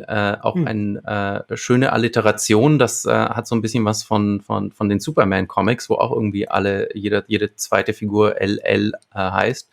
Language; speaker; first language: German; native; German